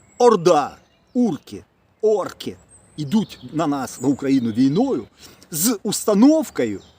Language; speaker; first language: Ukrainian; non-native, local second language; Russian